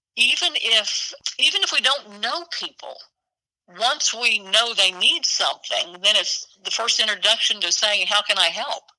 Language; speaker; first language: English; native; English